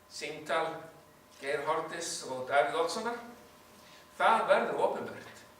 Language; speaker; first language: Icelandic; non-native, fluent; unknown